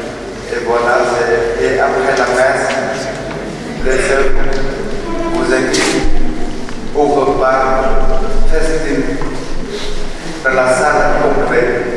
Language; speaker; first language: French; non-native, fluent; Vietnamese